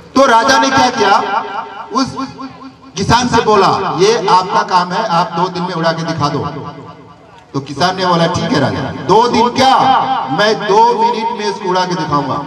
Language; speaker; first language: Hindi; non-native, local second language; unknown